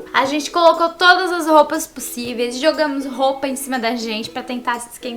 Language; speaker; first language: Portuguese; native; Portuguese